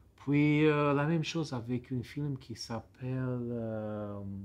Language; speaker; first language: French; non-native, fluent; Romanian